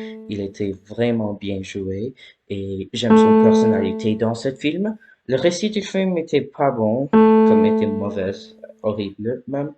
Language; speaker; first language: French; non-native, learner; English